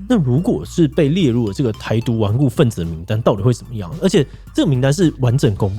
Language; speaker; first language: Chinese; native; Chinese